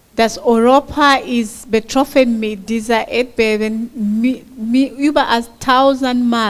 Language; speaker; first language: German; non-native, fluent; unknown